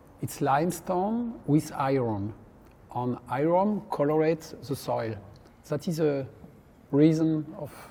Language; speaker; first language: English; non-native, learner; French